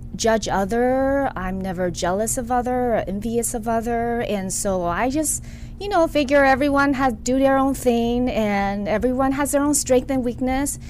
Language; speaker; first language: English; early bilingual, other home language; Chinese